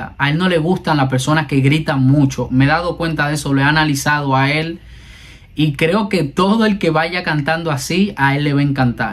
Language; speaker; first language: Spanish; native; Spanish